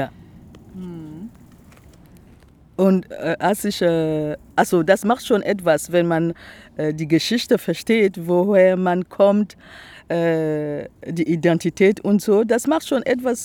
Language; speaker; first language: German; non-native, fluent; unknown